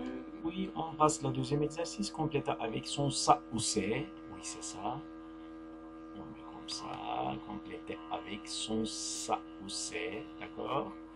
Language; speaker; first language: French; non-native, fluent; Turkish